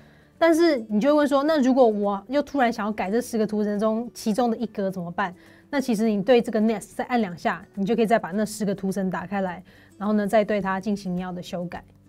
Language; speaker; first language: Chinese; native; Chinese